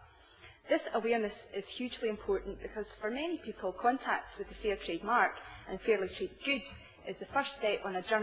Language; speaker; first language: English; native; English